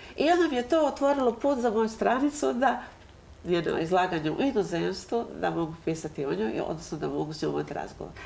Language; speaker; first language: Croatian; native; Croatian